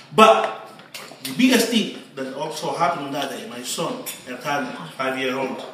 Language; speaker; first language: English; non-native, fluent; Upper Guinea Crioulo